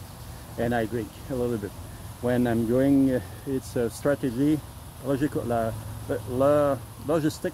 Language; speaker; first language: English; non-native, learner; French